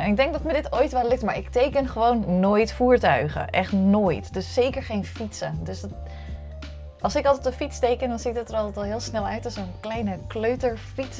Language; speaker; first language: Dutch; native; Dutch